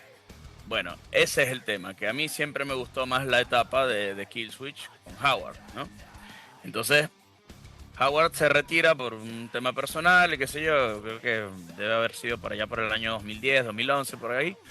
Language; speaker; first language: Spanish; native; Spanish